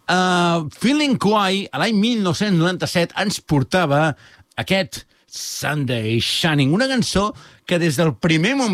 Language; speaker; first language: Catalan; native; Catalan